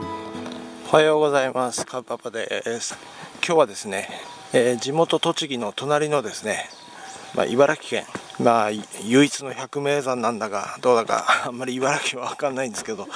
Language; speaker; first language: Japanese; native; Japanese